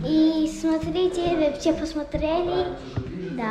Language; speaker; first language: Russian; non-native, learner; English